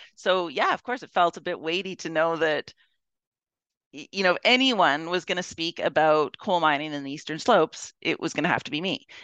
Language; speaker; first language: English; native; English